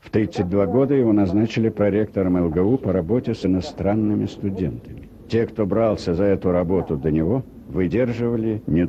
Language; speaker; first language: Russian; native; Russian